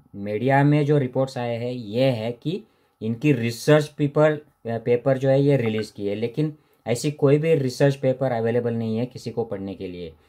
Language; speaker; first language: Hindi; non-native, local second language; Marathi